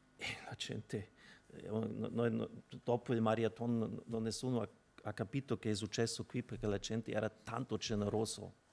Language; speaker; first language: Italian; non-native, fluent; German